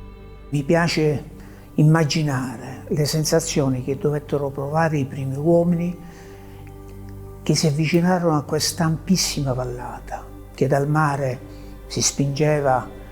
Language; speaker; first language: Italian; native; Italian